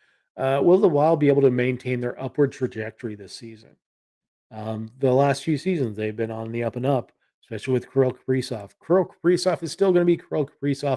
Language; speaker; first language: English; native; English